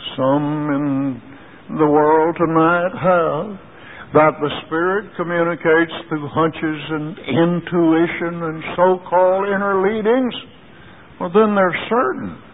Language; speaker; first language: English; native; English